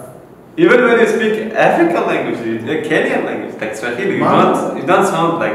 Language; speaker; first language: English; non-native, fluent; Uzbek